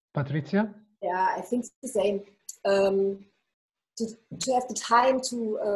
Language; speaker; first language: English; non-native, fluent; German